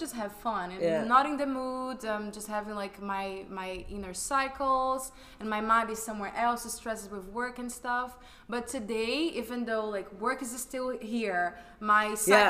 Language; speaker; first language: English; non-native, fluent; Portuguese